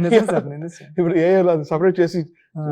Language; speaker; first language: Telugu; non-native, learner; Tamil